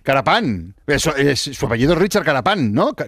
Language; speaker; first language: Spanish; native; Spanish